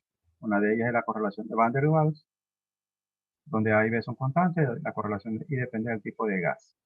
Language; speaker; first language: Spanish; native; Spanish